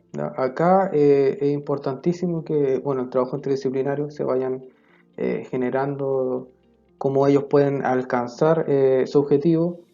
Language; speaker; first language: Spanish; native; Spanish